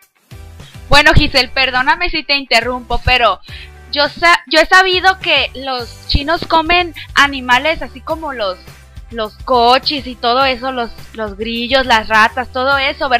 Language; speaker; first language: Spanish; native; Spanish